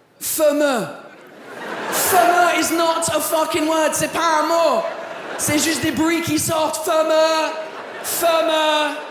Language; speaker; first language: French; non-native, fluent; English